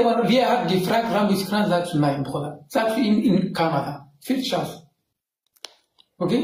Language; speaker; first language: German; non-native, learner; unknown